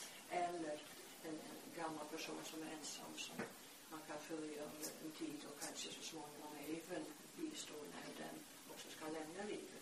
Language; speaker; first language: Swedish; non-native, fluent; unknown